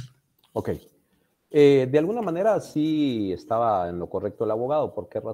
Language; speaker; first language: Spanish; native; Spanish